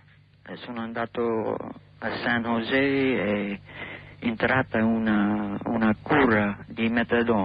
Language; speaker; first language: Italian; non-native, learner; English